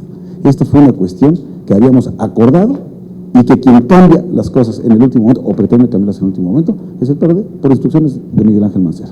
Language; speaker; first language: Spanish; native; Spanish